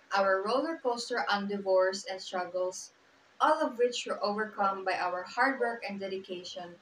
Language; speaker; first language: English; non-native, local second language; Cebuano